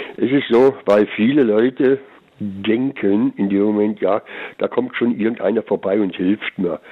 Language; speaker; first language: German; native; German